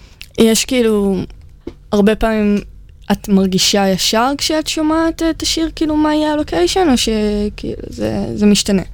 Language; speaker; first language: Hebrew; native; Hebrew